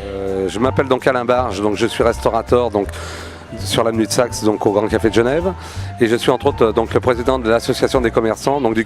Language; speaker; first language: French; native; French